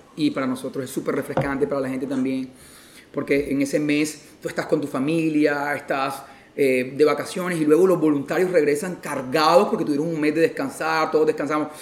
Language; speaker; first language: Spanish; native; Spanish